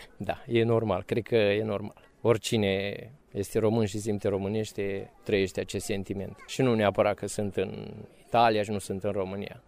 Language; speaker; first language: Romanian; native; Romanian